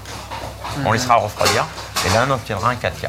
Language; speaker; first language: French; native; French